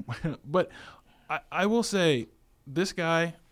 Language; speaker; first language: English; native; English